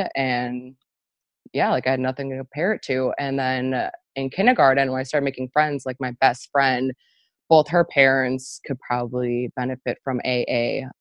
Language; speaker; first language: English; native; English